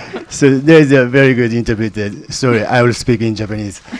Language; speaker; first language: English; non-native, learner; Japanese